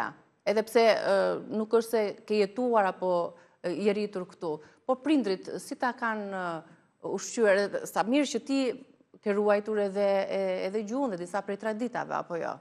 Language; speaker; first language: Albanian; native; Albanian